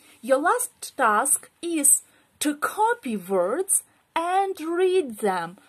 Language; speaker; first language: English; non-native, fluent; Ukrainian